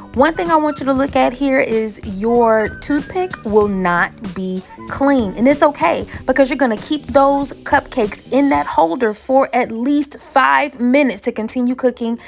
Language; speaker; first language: English; native; English